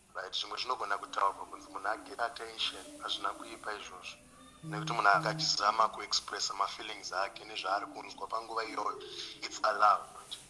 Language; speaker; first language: Shona; native; Shona